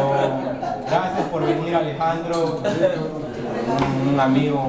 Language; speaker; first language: Spanish; early bilingual, heritage; Spanish